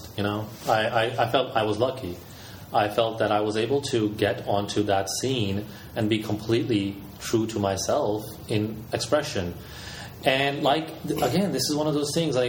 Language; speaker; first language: English; native; English